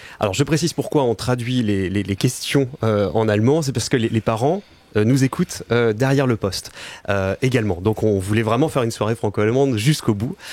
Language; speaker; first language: French; native; French